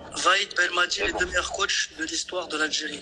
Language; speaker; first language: French; native; French